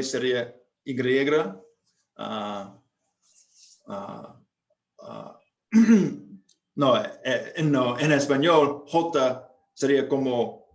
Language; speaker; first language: Spanish; non-native, fluent; English